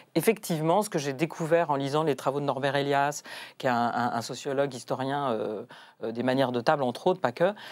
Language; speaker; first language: French; native; French